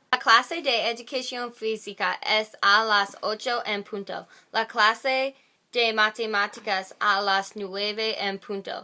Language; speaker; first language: Spanish; non-native, learner; English